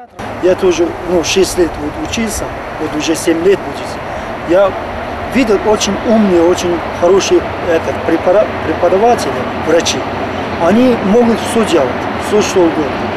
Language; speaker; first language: Ukrainian; non-native, learner; Turkish